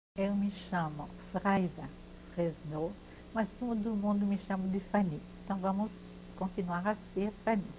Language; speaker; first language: Portuguese; non-native, fluent; French